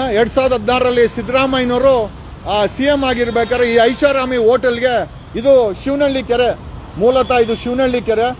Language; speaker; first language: Kannada; native; Kannada